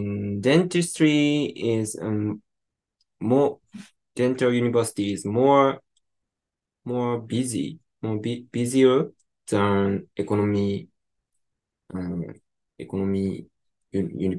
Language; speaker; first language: English; non-native, learner; Japanese